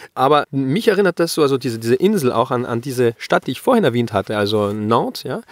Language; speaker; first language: German; early bilingual, heritage; German